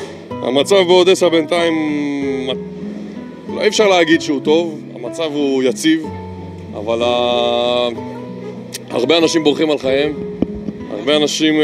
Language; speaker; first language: Hebrew; non-native, fluent; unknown